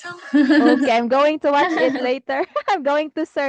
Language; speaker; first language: English; non-native, fluent; Filipino